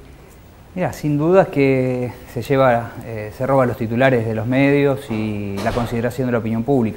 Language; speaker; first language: Spanish; native; Spanish